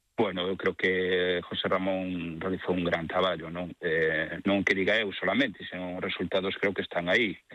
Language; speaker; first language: Galician; non-native, local second language; Spanish